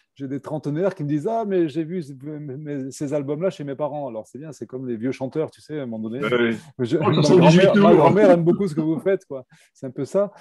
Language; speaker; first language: French; native; French